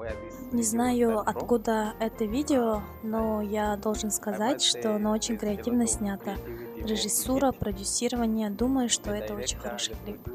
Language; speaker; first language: Russian; non-native, fluent; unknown